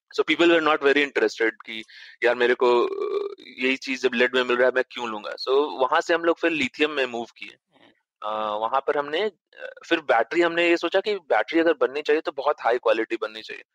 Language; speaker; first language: Hindi; native; Hindi